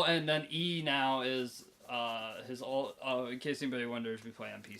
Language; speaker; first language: English; native; English